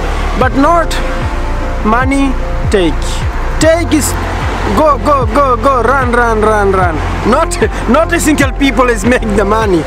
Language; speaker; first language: English; non-native, learner; Bangla